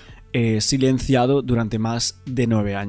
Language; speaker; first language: Spanish; native; Spanish